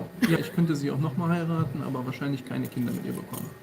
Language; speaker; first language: German; native; German